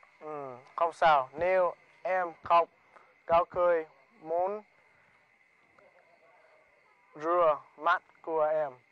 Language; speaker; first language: Vietnamese; non-native, learner; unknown